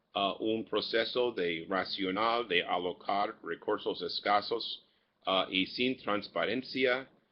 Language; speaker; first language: Spanish; non-native, fluent; English